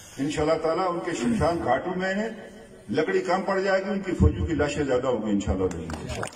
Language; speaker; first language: Urdu; non-native, local second language; Pahari-Potwari